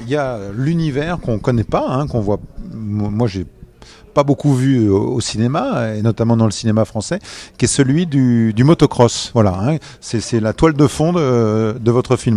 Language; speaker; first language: French; native; French